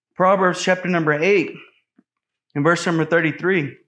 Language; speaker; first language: English; native; English